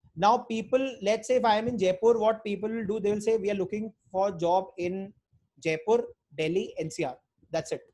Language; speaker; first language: English; non-native, local second language; Hindi